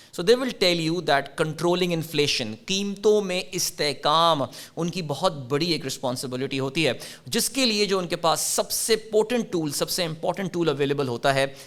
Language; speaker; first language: Urdu; native; Urdu